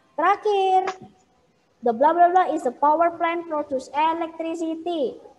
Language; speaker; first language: English; non-native, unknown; Indonesian